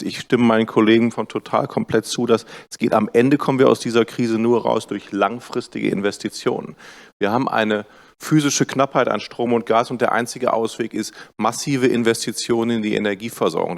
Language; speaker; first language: German; native; German